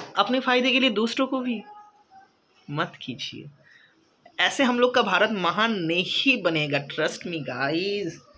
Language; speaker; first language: Hindi; non-native, local second language; Bangla